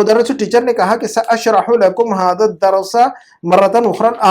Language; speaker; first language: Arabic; non-native, fluent; Urdu